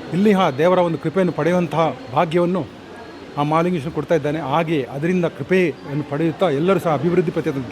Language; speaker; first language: Kannada; native; Kannada